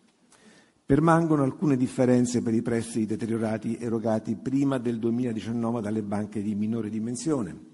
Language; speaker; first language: Italian; native; Italian